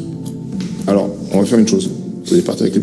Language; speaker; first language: French; native; French